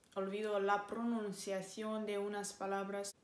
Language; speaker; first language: Spanish; non-native, fluent; Romanian